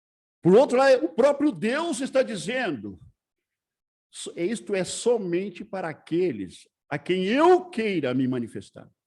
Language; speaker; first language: Portuguese; non-native, fluent; Spanish